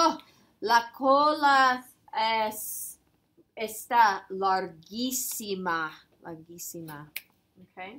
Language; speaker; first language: Spanish; non-native, fluent; English